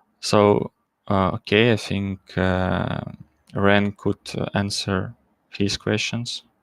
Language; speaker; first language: English; non-native, learner; Russian